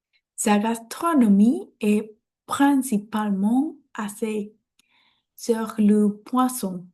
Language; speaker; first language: French; non-native, learner; Spanish